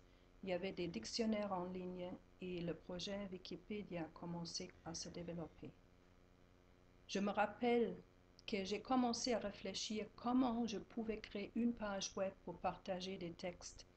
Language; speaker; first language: French; non-native, fluent; German